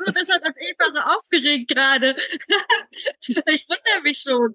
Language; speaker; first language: German; native; German